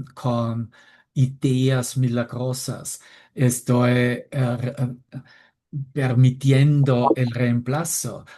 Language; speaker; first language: Spanish; non-native, fluent; German